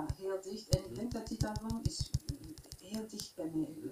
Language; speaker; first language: Dutch; non-native, local second language; French